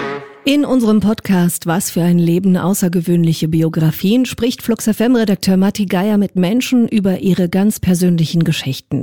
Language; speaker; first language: German; native; German